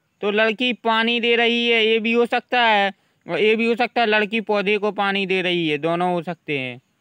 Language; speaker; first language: Hindi; native; Hindi